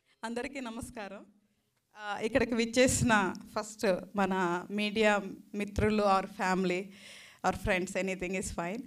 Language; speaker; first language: Telugu; native; Telugu